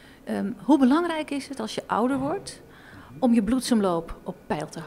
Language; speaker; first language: Dutch; native; Dutch